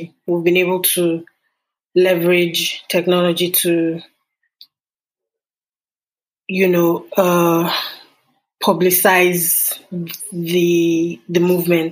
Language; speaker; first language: English; non-native, local second language; Yoruba